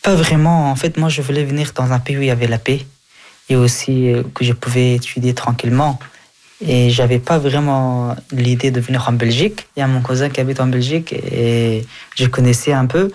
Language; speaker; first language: French; non-native, fluent; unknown